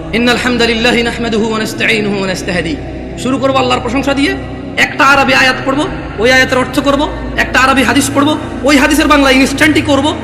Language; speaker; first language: Bangla; early bilingual, heritage; Bangla